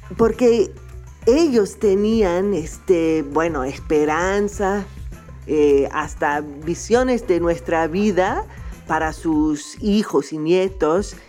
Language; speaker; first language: Spanish; non-native, fluent; English